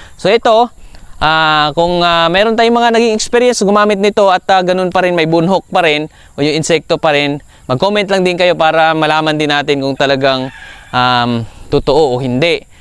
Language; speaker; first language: Filipino; non-native, local second language; Cebuano